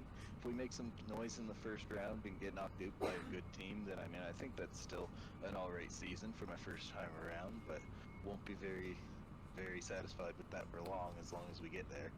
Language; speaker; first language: English; native; English